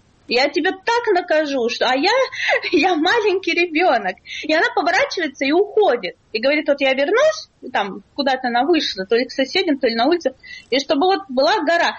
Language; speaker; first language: Russian; native; Russian